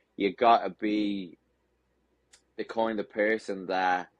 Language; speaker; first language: English; native; English